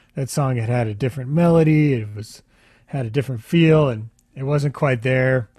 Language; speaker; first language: English; native; English